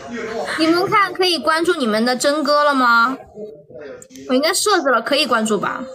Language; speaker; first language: Chinese; native; Chinese